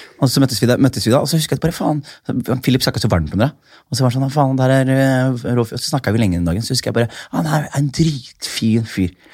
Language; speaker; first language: Norwegian; early bilingual, other home language; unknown